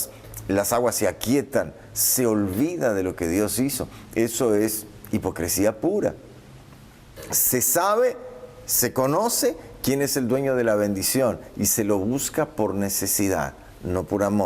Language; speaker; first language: Spanish; native; Spanish